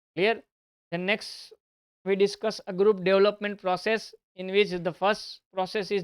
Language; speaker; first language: English; non-native, local second language; Gujarati